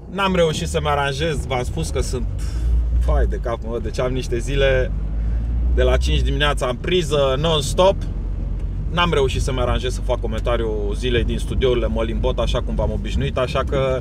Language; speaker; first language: Romanian; native; Romanian